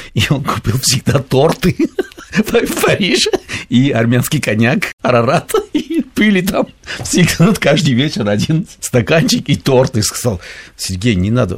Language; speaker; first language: Russian; non-native, fluent; Armenian